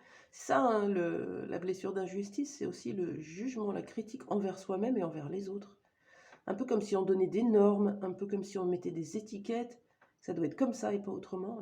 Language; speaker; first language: French; native; French